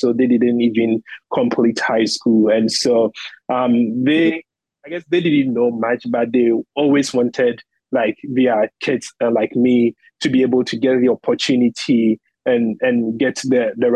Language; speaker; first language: English; non-native, local second language; Akan